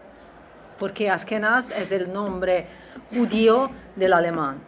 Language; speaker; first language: Spanish; non-native, learner; Italian